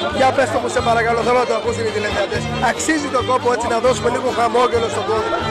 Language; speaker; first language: Greek; native; Greek